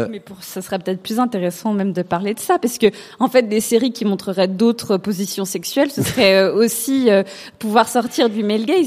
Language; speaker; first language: French; native; French